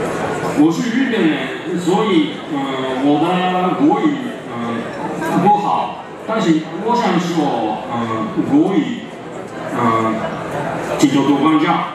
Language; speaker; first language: Chinese; non-native, learner; Japanese